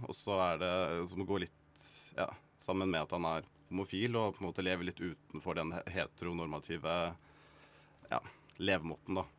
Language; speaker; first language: Norwegian; native; Norwegian